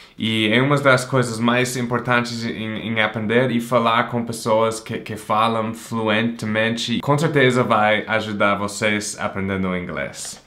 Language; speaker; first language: Portuguese; non-native, fluent; English